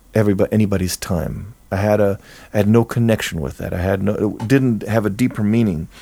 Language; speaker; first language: English; non-native, fluent; German